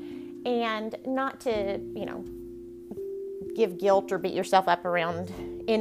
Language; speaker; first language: English; native; English